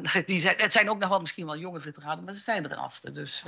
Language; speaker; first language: Dutch; native; Dutch